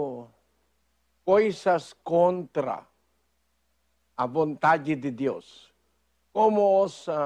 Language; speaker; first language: Portuguese; non-native, fluent; Filipino